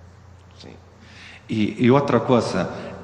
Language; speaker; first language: Spanish; non-native, learner; Swedish